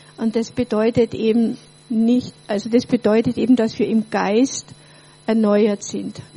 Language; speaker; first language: German; native; German